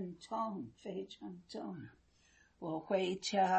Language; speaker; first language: Chinese; non-native, fluent; English